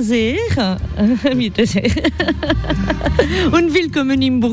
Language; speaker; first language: German; non-native, fluent; French